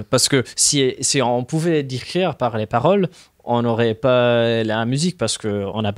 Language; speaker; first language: French; non-native, fluent; English